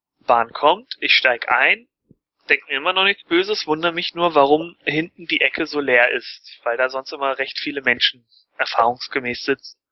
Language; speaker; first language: German; early bilingual, other home language; Polish